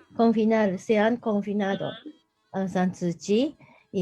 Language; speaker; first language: Spanish; non-native, learner; Japanese